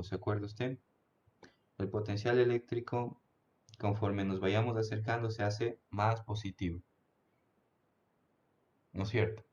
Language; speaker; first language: Spanish; native; Spanish